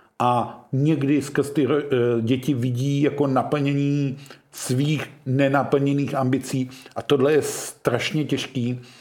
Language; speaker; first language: Czech; native; Czech